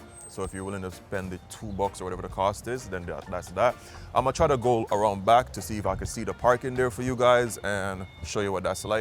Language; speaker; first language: English; native; English